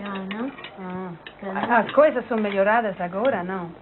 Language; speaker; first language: Portuguese; non-native, learner; English